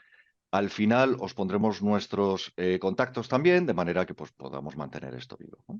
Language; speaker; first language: Spanish; native; Spanish